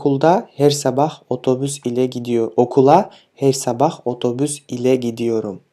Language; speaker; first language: Turkish; non-native, fluent; Kyrgyz